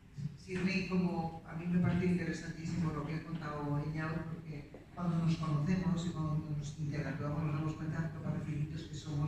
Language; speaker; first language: Spanish; native; Spanish